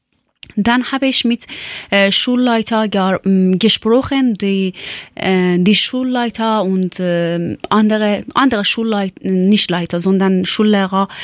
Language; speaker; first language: German; non-native, learner; Persian